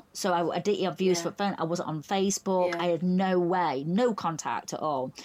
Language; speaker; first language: English; native; English